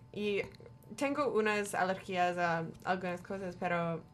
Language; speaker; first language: Spanish; non-native, learner; English